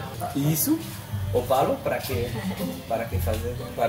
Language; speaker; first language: Portuguese; non-native, learner; French